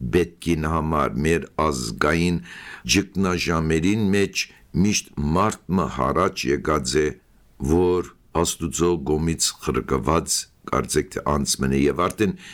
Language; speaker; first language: Armenian; early bilingual, heritage; Armenian